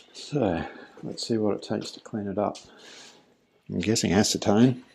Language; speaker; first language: English; native; English